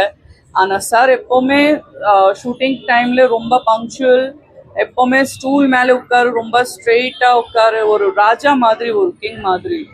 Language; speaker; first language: Tamil; non-native, local second language; Gujarati